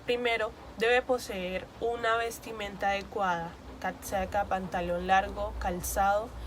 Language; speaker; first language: Spanish; native; Spanish